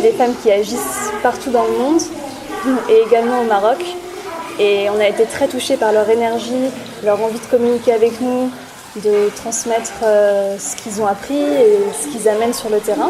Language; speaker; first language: French; native; French